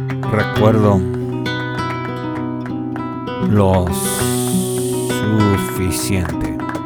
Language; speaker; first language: Spanish; early bilingual, other home language; English